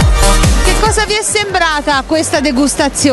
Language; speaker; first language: Italian; native; Italian